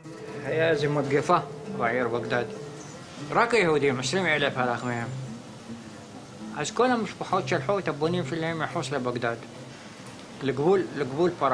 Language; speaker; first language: Hebrew; non-native, fluent; Arabic